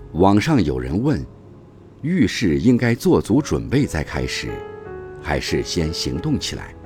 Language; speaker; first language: Chinese; native; Chinese